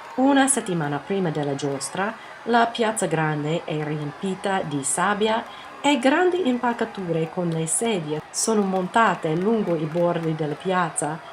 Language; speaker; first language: Italian; non-native, fluent; English